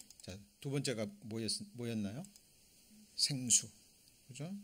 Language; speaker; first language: Korean; native; Korean